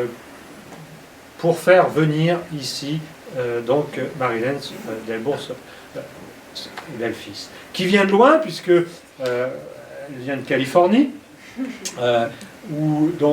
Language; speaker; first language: French; native; French